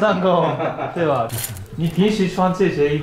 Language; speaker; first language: Chinese; non-native, fluent; Japanese